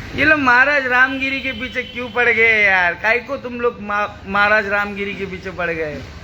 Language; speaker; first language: Hindi; native; Hindi